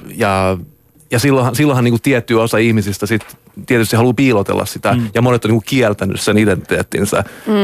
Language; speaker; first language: Finnish; early bilingual, heritage; Finnish